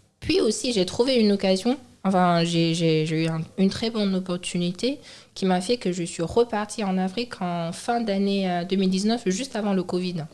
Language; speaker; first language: French; non-native, fluent; Chinese